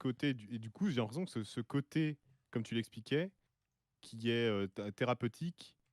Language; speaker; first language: French; native; French